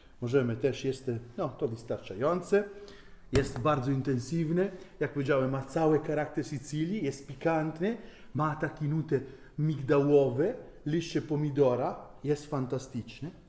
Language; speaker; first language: Polish; non-native, learner; Italian